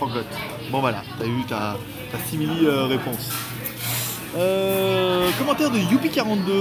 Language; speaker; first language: French; native; French